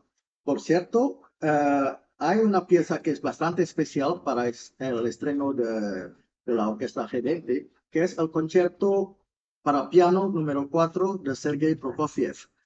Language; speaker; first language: Spanish; non-native, fluent; Indonesian